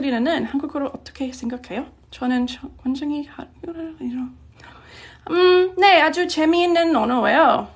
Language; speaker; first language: Korean; non-native, fluent; English